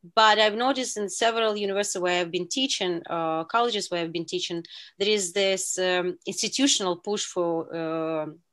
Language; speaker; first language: English; non-native, fluent; Uzbek